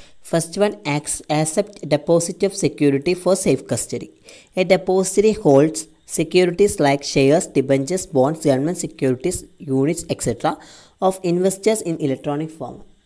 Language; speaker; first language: English; non-native, local second language; Malayalam